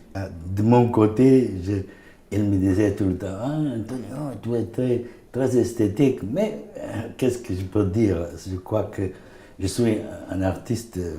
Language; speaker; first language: French; non-native, fluent; Portuguese